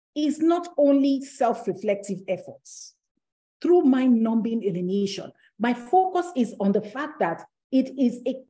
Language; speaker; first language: English; non-native, local second language; Yoruba